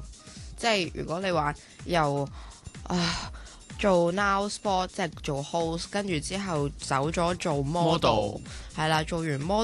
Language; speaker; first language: Cantonese; native; Cantonese